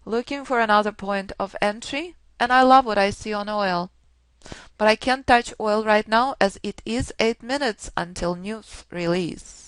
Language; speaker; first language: English; non-native, fluent; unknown